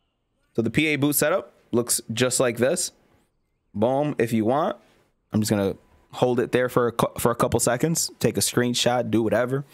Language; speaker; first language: English; native; English